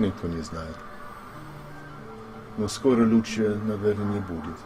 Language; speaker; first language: Russian; non-native, learner; English